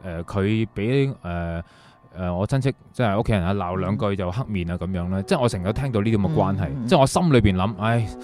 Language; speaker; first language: Cantonese; native; Cantonese